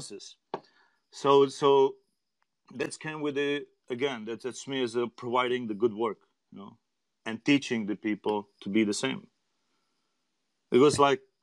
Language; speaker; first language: English; non-native, learner; Czech